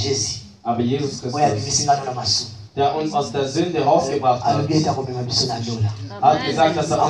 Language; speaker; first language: German; non-native, fluent; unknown